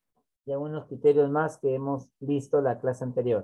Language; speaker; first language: Spanish; native; Spanish